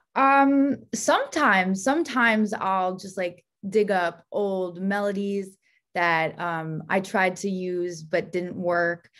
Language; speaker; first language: English; native; English